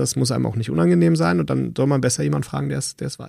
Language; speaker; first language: German; native; German